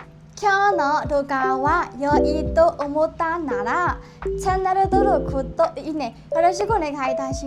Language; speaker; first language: Japanese; non-native, learner; Burmese